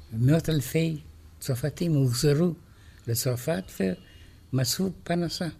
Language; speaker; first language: Hebrew; non-native, fluent; Romanian